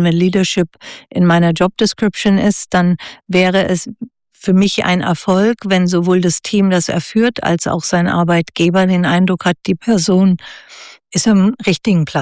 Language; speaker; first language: German; native; German